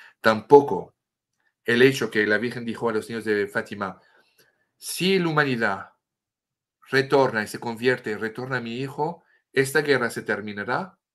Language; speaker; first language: Spanish; non-native, fluent; French